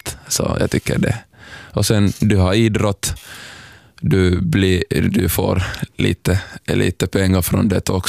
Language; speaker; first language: Swedish; non-native, local second language; Somali